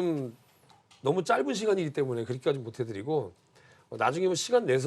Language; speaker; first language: Korean; native; Korean